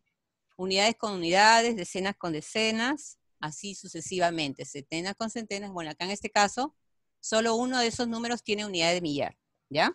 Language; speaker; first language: Spanish; native; Spanish